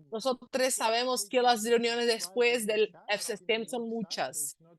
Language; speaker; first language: Spanish; non-native, fluent; Portuguese